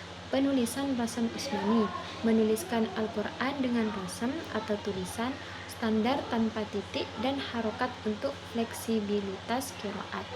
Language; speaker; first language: Indonesian; non-native, local second language; Madurese